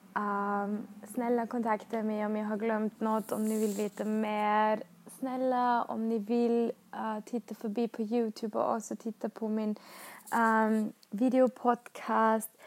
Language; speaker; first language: Swedish; non-native, fluent; German